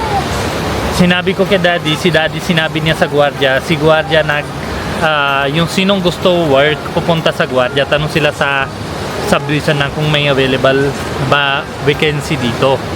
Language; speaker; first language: Filipino; non-native, learner; Punjabi